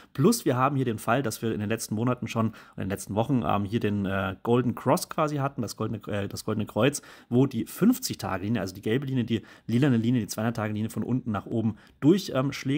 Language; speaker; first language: German; native; German